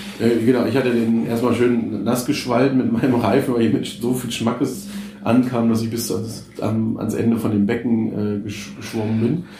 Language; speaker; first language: German; native; German